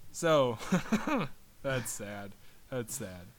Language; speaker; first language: English; native; English